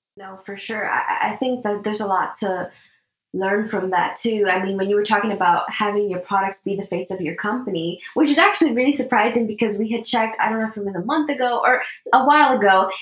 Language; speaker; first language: English; early bilingual, other home language; Spanish